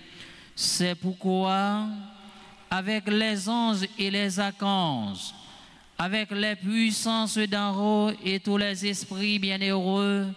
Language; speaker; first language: French; non-native, local second language; Haitian Creole